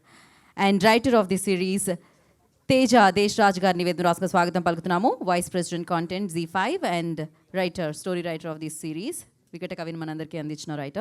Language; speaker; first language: Telugu; native; Telugu